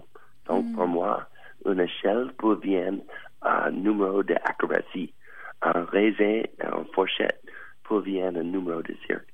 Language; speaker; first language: French; non-native, learner; English